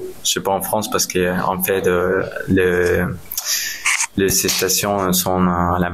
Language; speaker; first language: French; non-native, learner; Spanish